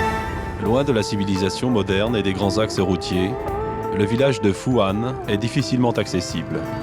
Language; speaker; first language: French; native; French